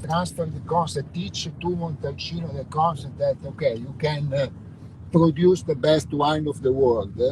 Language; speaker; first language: English; non-native, fluent; Italian